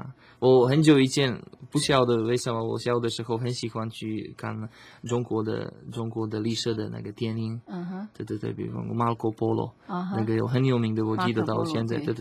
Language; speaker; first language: Chinese; non-native, learner; Slovak